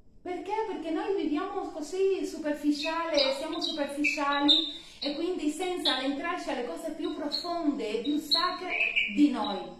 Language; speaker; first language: Italian; non-native, fluent; Spanish